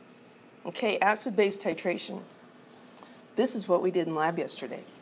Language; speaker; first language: English; native; English